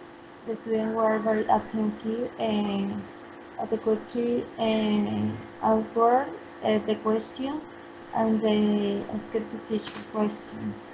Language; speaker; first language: English; non-native, learner; Spanish